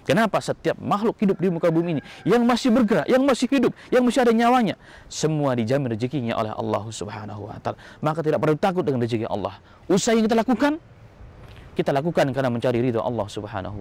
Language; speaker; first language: Indonesian; native; Indonesian